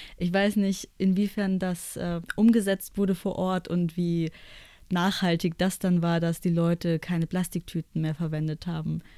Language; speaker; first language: German; native; German